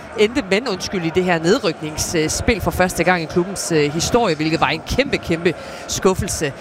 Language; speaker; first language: Danish; native; Danish